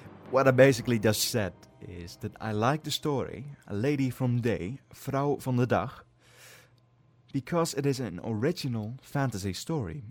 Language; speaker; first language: English; non-native, fluent; Dutch